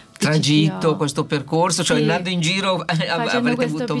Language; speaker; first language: Italian; native; Italian